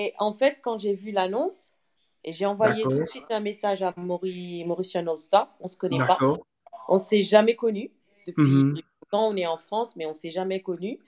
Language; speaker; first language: French; non-native, local second language; Morisyen